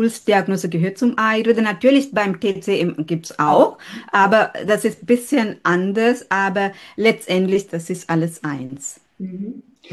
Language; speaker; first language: German; non-native, fluent; Sinhala